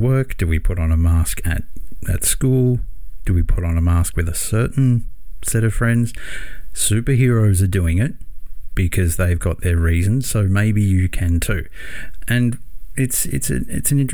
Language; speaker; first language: English; native; English